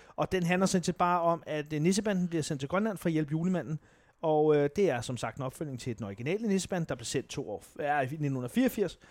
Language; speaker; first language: Danish; native; Danish